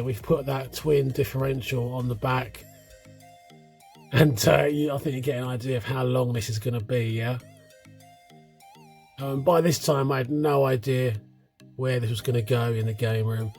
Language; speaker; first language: English; native; English